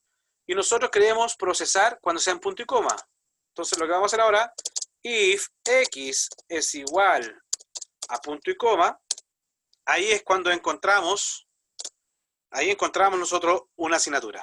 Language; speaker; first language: Spanish; native; Spanish